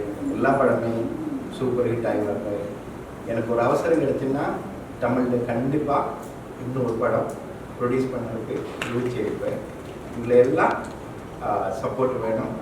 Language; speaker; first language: Tamil; non-native, learner; Malayalam